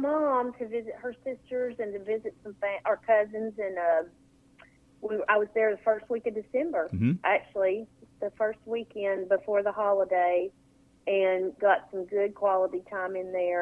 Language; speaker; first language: English; native; English